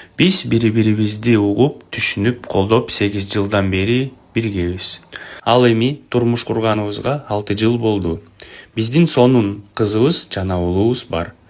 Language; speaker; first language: Kyrgyz; non-native, local second language; Russian